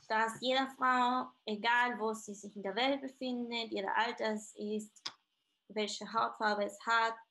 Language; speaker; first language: German; non-native, fluent; Spanish